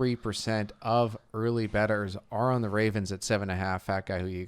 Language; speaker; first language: English; native; English